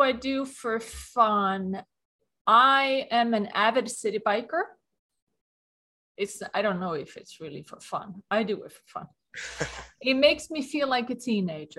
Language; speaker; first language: English; non-native, fluent; Swedish